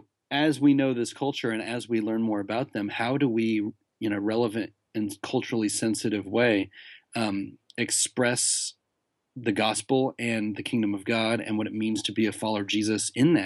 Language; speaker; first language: English; native; English